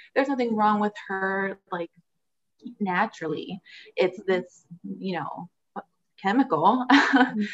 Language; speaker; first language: English; early bilingual, other home language; Spanish